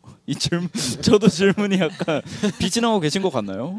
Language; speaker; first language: Korean; native; Korean